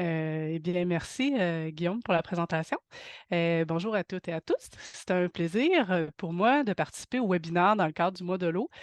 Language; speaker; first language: French; native; French